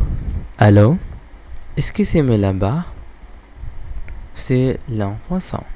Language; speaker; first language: French; non-native, learner; English